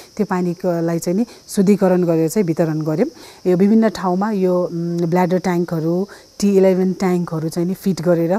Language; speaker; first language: Nepali; native; Nepali